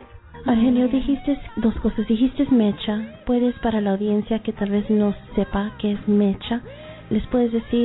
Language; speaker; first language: Spanish; early bilingual, heritage; Spanish